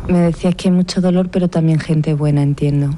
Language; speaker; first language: Spanish; native; Spanish